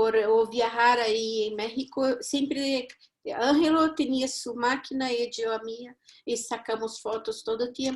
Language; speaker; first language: Spanish; non-native, fluent; Portuguese